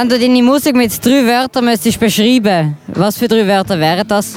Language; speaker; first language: German; native; German